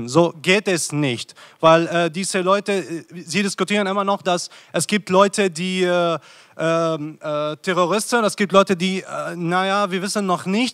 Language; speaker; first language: German; non-native, fluent; Arabic